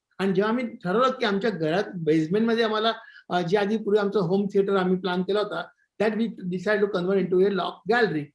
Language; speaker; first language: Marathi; non-native, local second language; Gujarati